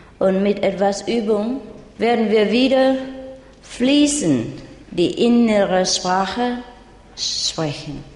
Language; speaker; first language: German; non-native, learner; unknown